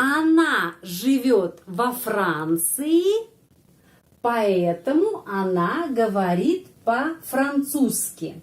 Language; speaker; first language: Russian; non-native, fluent; Indonesian